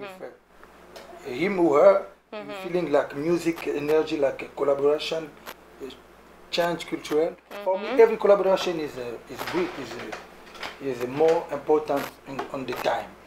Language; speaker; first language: English; non-native, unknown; Lingala